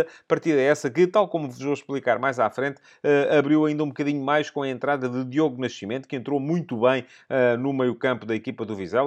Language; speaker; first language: Portuguese; native; Portuguese